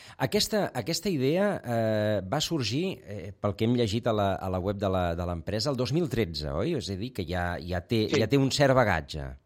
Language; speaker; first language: Catalan; native; Catalan